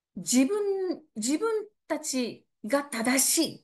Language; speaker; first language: Japanese; native; Japanese